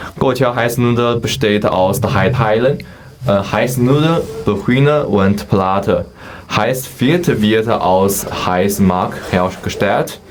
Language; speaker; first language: German; non-native, learner; Chinese